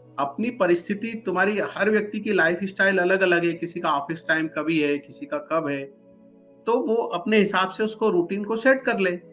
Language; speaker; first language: Hindi; non-native, local second language; Marathi